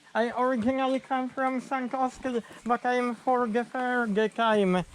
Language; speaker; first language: English; non-native, learner; Polish